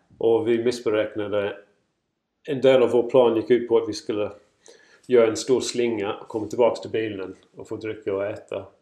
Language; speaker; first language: Swedish; non-native, fluent; English